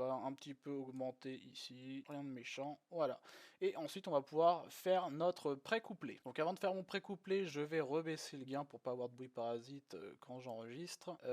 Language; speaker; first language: French; native; French